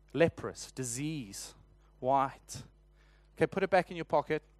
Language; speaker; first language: English; native; English